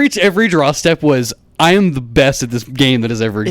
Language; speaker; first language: English; native; English